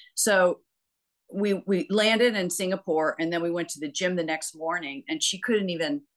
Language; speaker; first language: English; native; English